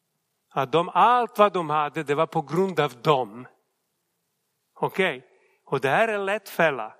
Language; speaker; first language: Swedish; non-native, fluent; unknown